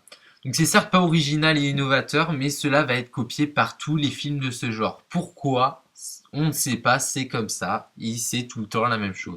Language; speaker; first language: French; native; French